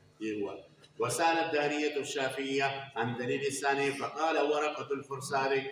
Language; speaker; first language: Urdu; non-native, local second language; Pashto